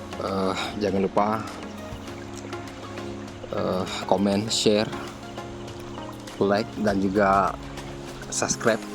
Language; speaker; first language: Indonesian; non-native, local second language; Achinese